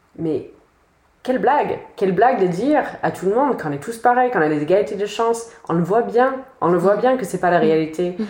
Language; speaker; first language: French; non-native, fluent; English